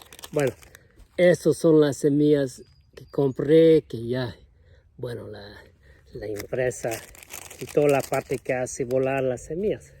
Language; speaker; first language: Spanish; non-native, fluent; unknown